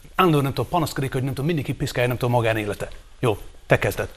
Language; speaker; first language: Hungarian; non-native, fluent; English